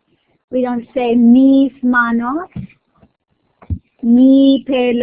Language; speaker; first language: Spanish; non-native, fluent; English